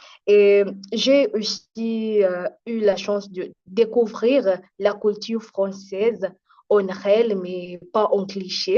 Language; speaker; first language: French; non-native, fluent; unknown